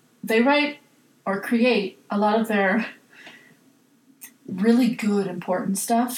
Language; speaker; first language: English; native; English